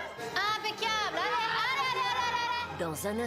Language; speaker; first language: French; native; French